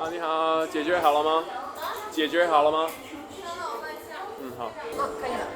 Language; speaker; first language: Chinese; non-native, fluent; English